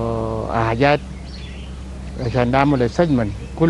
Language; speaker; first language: Arabic; non-native, local second language; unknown